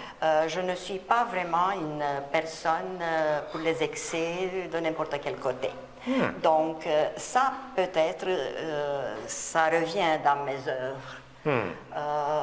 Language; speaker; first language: French; non-native, fluent; Romanian